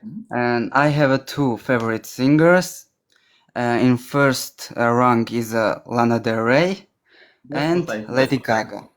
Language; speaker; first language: English; non-native, learner; Armenian